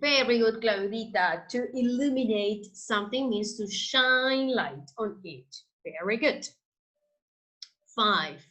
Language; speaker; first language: English; non-native, learner; Spanish